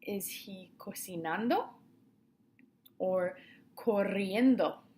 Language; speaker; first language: Spanish; non-native, fluent; English